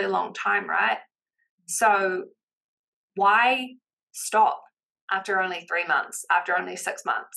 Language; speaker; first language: English; native; English